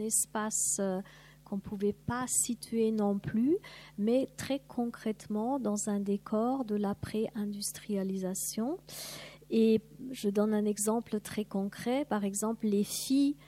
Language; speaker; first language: French; non-native, fluent; German